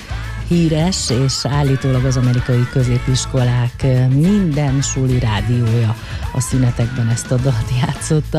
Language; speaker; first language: Hungarian; native; Hungarian